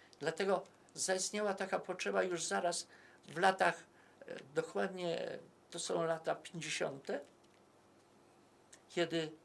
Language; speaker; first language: Polish; native; Polish